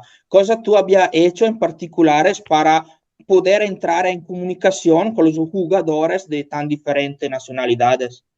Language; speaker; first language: Spanish; non-native, learner; Italian